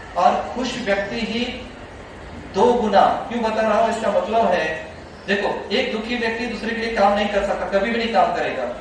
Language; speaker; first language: Hindi; non-native, local second language; Marathi